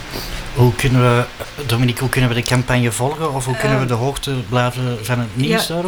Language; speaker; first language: Dutch; native; Dutch